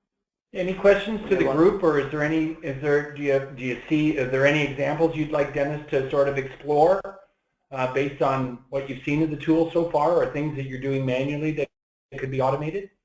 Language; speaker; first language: English; native; English